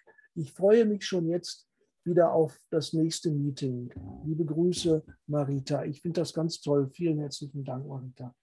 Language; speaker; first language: German; native; German